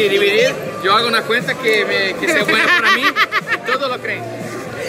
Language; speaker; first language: Spanish; non-native, learner; Portuguese